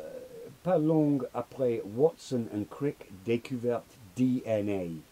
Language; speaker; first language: French; non-native, learner; English